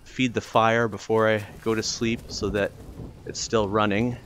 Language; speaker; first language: English; native; English